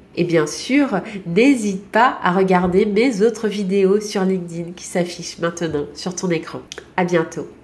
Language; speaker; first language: French; native; French